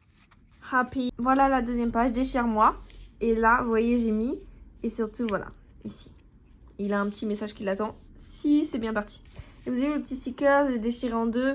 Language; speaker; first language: French; native; French